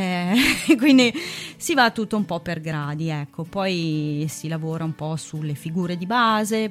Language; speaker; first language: Italian; native; Italian